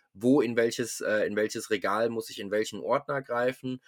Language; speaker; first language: German; native; German